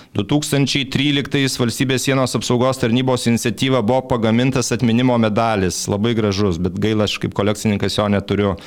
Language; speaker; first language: Lithuanian; native; Lithuanian